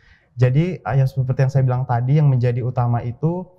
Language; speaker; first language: Indonesian; native; Indonesian